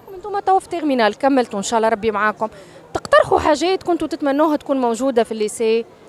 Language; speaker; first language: Arabic; native; Arabic